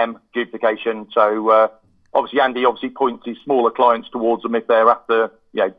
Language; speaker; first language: English; native; English